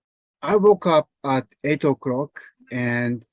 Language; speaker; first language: English; non-native, learner; Japanese